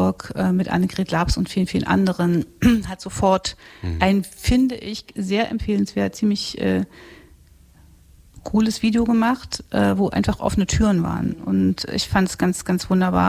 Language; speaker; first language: German; native; German